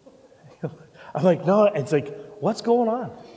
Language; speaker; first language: English; native; English